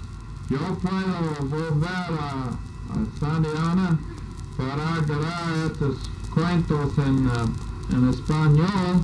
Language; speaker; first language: Spanish; non-native, learner; English